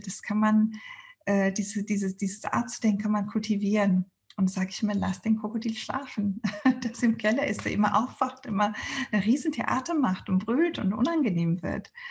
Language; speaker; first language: German; non-native, fluent; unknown